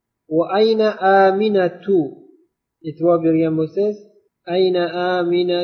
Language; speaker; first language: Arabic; non-native, fluent; Uzbek